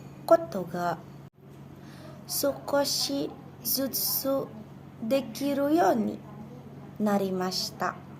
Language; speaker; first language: Japanese; non-native, learner; Indonesian